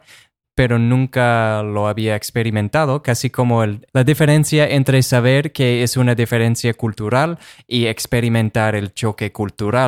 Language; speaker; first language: Spanish; non-native, fluent; English